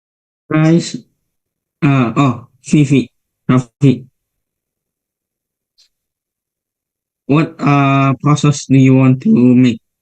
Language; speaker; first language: English; non-native, learner; Indonesian